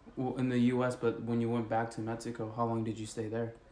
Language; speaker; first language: English; early bilingual, other home language; Spanish